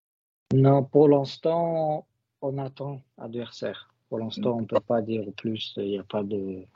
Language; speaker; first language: French; non-native, learner; Russian